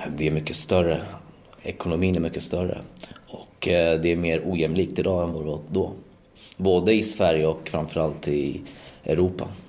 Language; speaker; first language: Swedish; native; Swedish